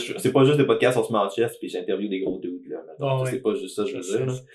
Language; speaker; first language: French; native; French